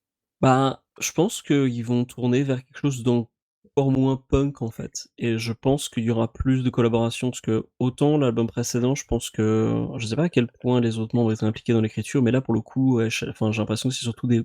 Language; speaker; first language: French; native; French